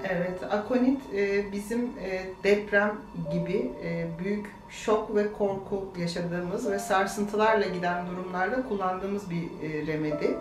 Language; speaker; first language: Turkish; native; Turkish